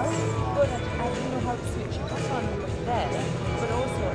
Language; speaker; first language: English; non-native, learner; Russian